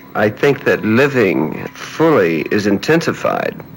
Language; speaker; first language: English; native; English